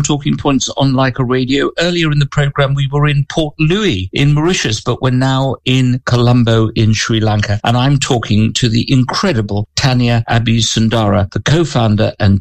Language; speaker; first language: English; native; English